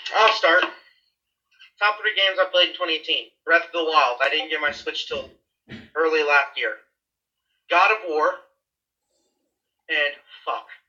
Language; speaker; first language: English; native; English